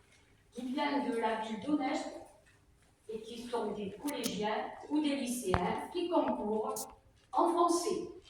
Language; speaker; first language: French; native; French